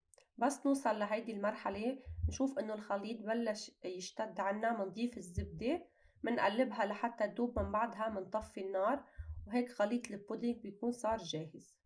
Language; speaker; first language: Arabic; native; Arabic